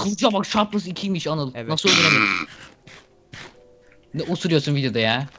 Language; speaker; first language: Turkish; native; Turkish